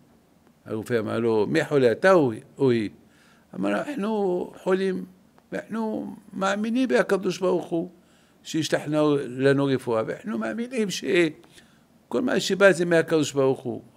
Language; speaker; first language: Hebrew; non-native, fluent; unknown